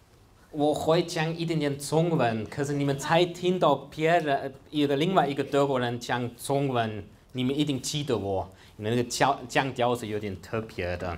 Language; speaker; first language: Chinese; non-native, fluent; German